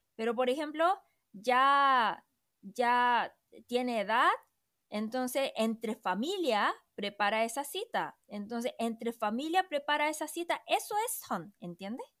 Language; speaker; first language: Spanish; non-native, fluent; Korean